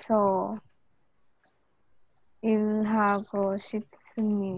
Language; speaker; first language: Korean; non-native, learner; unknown